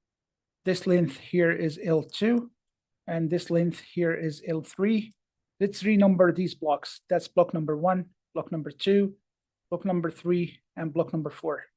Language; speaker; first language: English; non-native, fluent; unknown